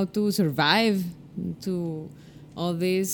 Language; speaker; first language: English; non-native, fluent; Spanish